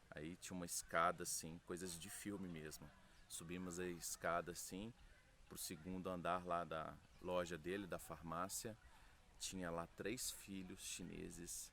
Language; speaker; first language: Portuguese; native; Portuguese